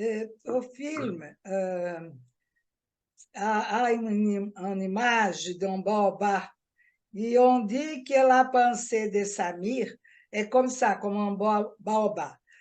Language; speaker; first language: French; non-native, learner; Portuguese